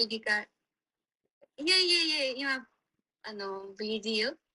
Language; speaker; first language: Japanese; non-native, fluent; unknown